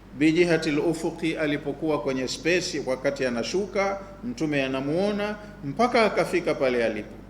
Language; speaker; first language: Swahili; native; Swahili